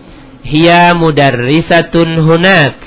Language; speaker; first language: Arabic; non-native, fluent; Indonesian